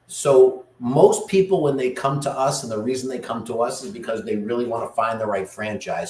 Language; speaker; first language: English; native; English